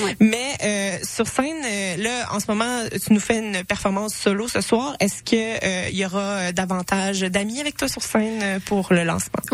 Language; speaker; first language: French; native; French